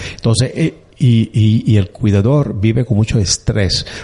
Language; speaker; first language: Spanish; non-native, fluent; English